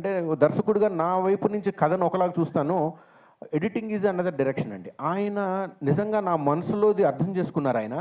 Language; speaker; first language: Telugu; native; Telugu